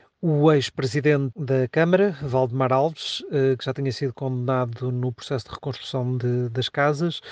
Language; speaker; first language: Portuguese; native; Portuguese